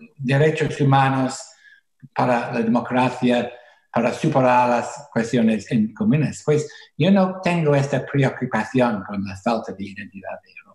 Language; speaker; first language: Spanish; non-native, fluent; English